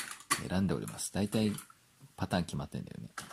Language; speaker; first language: Japanese; native; Japanese